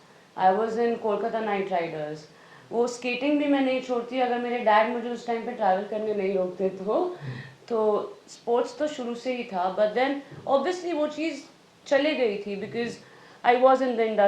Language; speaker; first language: Hindi; native; Hindi